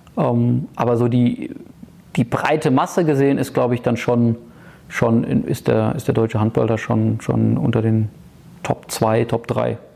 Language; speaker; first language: German; native; German